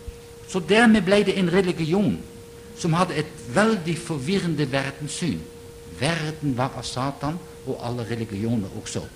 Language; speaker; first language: Norwegian; non-native, fluent; Dutch